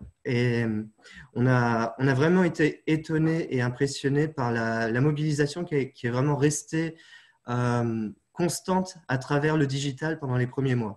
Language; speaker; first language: French; native; French